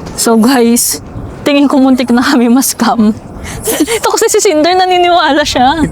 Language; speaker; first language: Filipino; native; Filipino